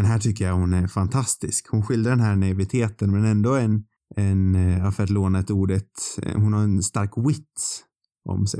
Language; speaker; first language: Swedish; native; Swedish